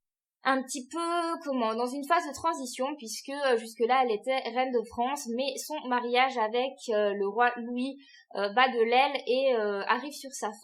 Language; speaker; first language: French; native; French